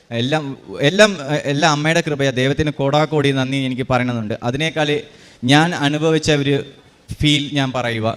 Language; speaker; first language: Malayalam; early bilingual, heritage; Malayalam